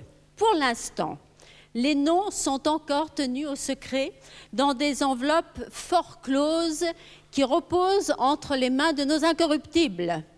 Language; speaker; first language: French; native; French